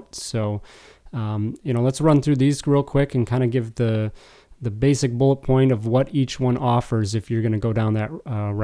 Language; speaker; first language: English; native; English